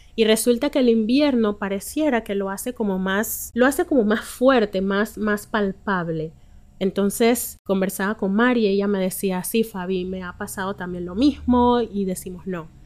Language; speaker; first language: Spanish; native; Spanish